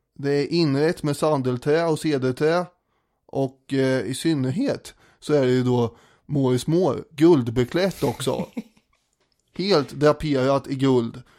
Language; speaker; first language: Swedish; native; Swedish